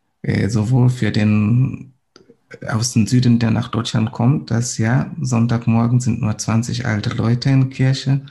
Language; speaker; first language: German; non-native, fluent; Swahili